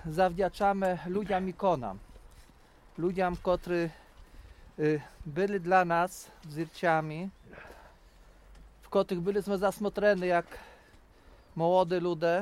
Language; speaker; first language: Polish; non-native, local second language; Rusyn